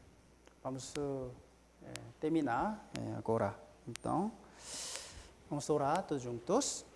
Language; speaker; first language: Portuguese; non-native, learner; Korean